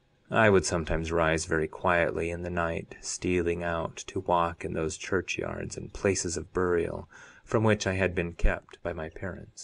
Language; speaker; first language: English; native; English